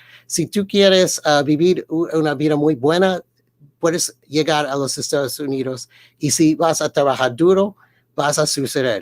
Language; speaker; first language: Spanish; early bilingual, heritage; Spanish